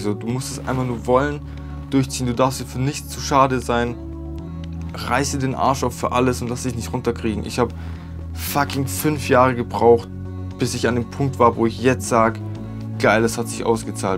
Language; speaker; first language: German; native; German